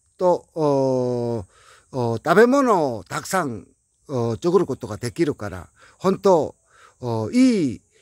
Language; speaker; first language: Japanese; non-native, learner; Korean